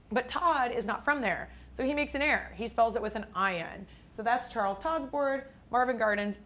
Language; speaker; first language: English; native; English